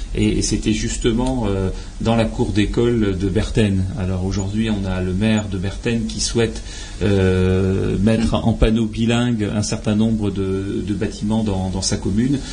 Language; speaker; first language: French; native; French